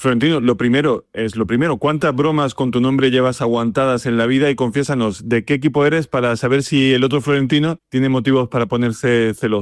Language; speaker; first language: Spanish; native; Spanish